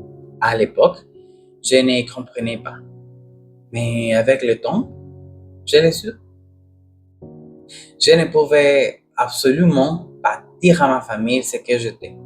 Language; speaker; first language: French; non-native, learner; Spanish